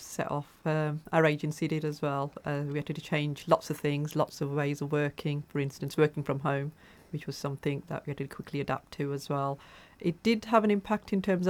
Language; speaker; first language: English; native; English